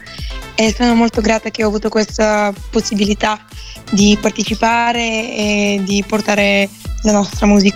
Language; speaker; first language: Italian; non-native, fluent; Bulgarian